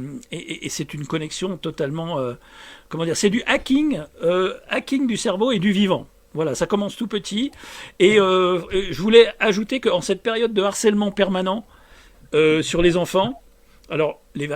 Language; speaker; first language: French; native; French